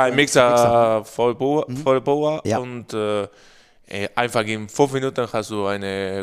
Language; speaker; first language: German; non-native, learner; Spanish